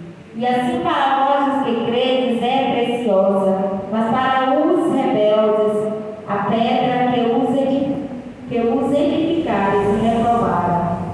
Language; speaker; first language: Portuguese; native; Portuguese